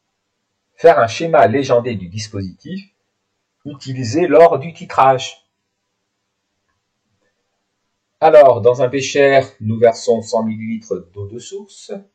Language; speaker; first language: French; native; French